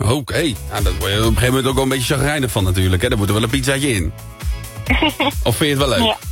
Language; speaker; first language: Dutch; native; Dutch